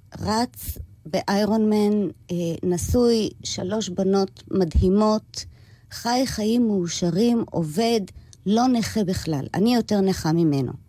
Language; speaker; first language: Hebrew; early bilingual, other home language; English